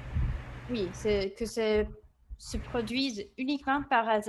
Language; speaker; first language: French; non-native, fluent; English